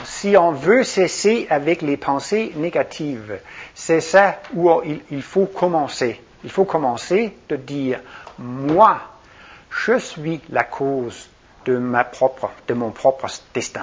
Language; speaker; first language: French; non-native, fluent; Danish